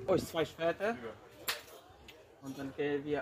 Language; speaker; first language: German; non-native, fluent; Polish